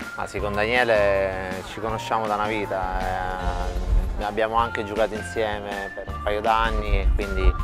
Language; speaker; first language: Italian; native; Italian